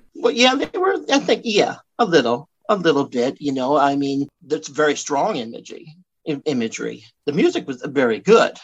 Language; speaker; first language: English; native; English